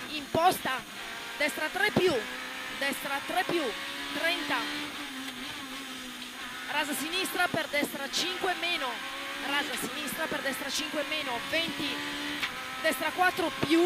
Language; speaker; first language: Italian; native; Italian